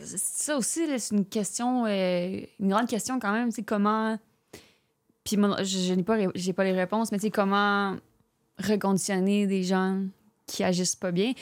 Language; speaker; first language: French; native; French